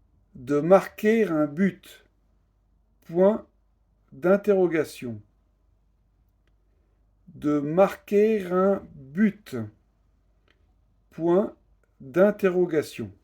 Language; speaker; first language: French; native; French